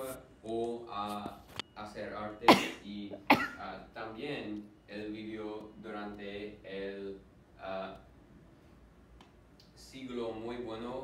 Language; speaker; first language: Spanish; non-native, learner; English